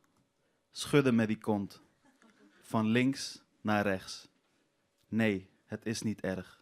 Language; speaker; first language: Dutch; early bilingual, other home language; Persian